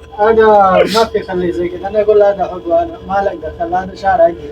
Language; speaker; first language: Arabic; non-native, learner; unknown